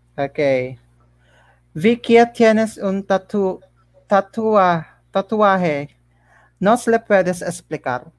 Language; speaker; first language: Spanish; non-native, learner; Filipino